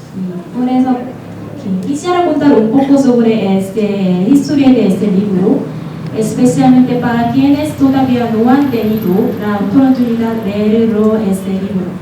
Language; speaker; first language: Spanish; non-native, learner; Korean